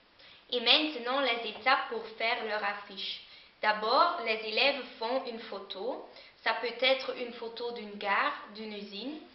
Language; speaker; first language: French; non-native, learner; Dutch